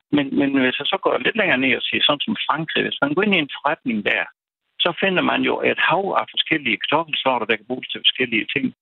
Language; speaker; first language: Danish; native; Danish